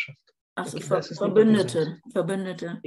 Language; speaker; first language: German; native; German